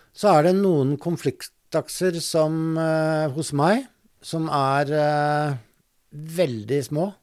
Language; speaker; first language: Norwegian; native; Norwegian